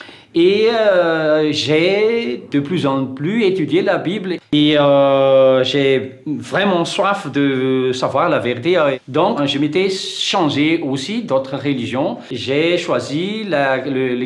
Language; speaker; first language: French; non-native, local second language; Malagasy